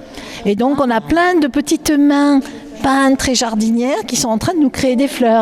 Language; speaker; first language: French; native; French